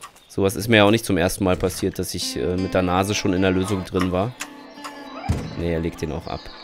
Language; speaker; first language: German; native; German